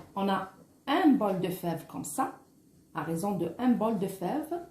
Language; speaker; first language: French; non-native, local second language; Arabic